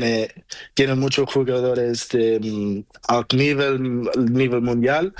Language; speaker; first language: Spanish; non-native, learner; Portuguese